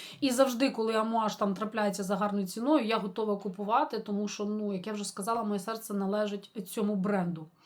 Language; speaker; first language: Ukrainian; non-native, local second language; Russian